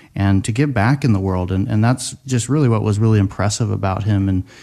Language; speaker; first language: English; native; English